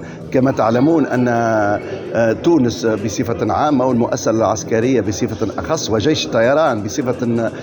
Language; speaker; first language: Arabic; native; Arabic